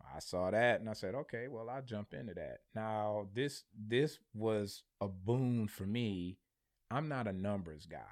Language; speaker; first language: English; native; English